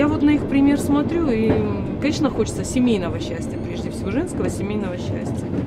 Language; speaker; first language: Russian; native; Russian